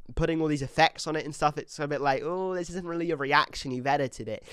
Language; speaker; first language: English; native; English